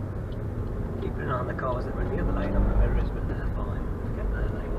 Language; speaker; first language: English; native; English